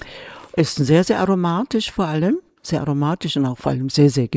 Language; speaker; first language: German; non-native, fluent; Korean